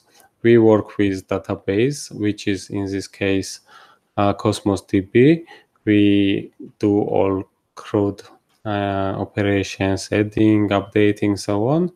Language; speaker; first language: English; non-native, fluent; Georgian